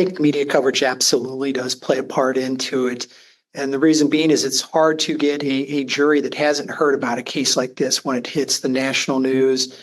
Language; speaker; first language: English; native; English